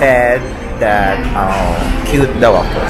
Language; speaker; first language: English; non-native, local second language; Filipino